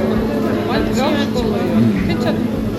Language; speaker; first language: Korean; non-native, fluent; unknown